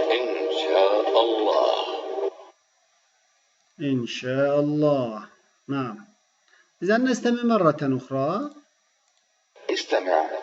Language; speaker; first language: Arabic; non-native, fluent; Turkish